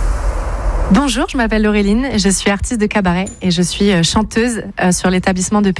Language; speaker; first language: French; native; French